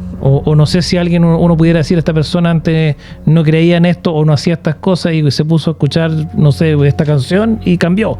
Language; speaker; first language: Spanish; native; Spanish